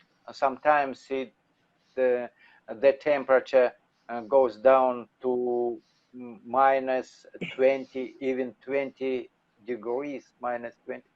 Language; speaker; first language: English; non-native, learner; Russian